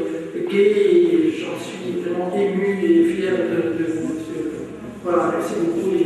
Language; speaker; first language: French; non-native, local second language; Arabic